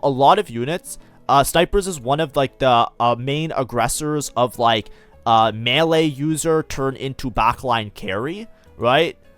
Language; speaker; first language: English; native; English